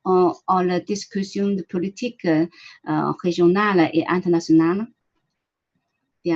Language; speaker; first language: French; non-native, learner; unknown